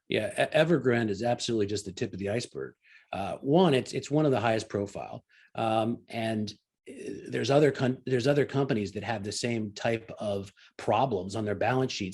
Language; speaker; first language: English; native; English